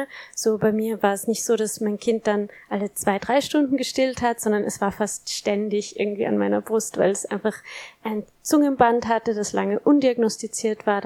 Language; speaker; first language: German; native; German